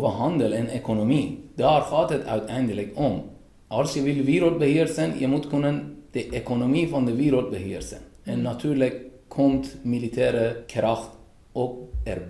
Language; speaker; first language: Dutch; non-native, fluent; Persian